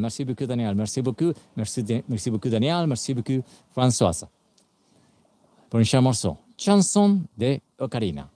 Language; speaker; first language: French; non-native, learner; Spanish